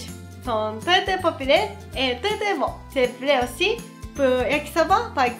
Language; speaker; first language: French; non-native, fluent; Japanese